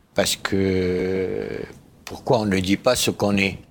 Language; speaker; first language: French; early bilingual, other home language; Arabic